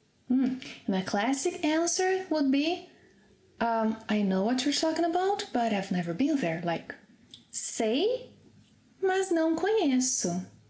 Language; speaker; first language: English; non-native, fluent; Portuguese